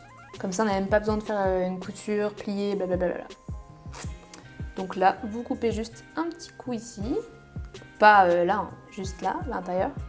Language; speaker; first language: French; native; French